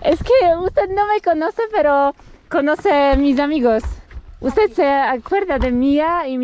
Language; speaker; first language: Spanish; non-native, fluent; Polish